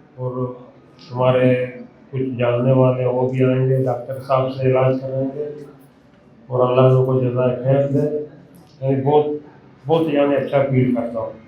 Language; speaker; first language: Hindi; non-native, fluent; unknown